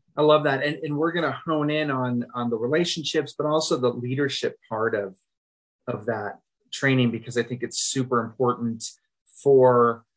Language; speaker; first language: English; early bilingual, other home language; Spanish